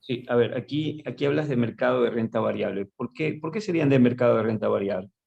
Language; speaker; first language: Spanish; native; Spanish